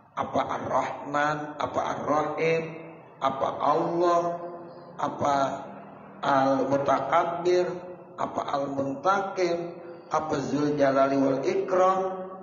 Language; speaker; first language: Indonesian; native; Indonesian